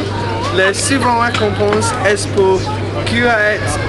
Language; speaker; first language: French; non-native, learner; English